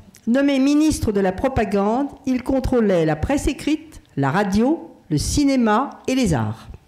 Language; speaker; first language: French; native; French